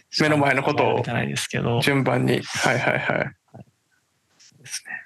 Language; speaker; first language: Japanese; native; Japanese